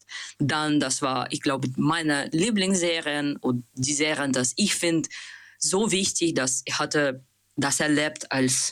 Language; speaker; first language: German; non-native, learner; Russian